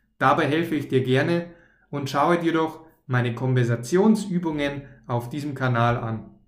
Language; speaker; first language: German; native; German